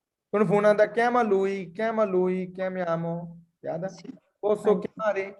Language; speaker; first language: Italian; non-native, fluent; Punjabi